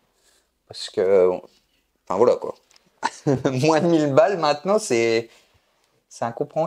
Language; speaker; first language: French; native; French